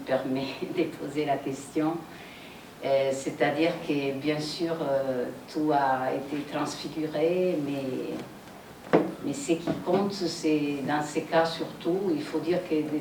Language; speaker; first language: French; non-native, fluent; Italian